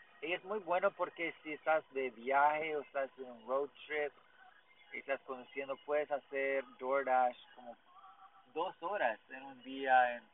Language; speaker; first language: Spanish; non-native, learner; English